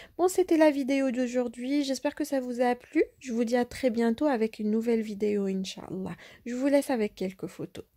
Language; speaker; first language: French; non-native, local second language; Arabic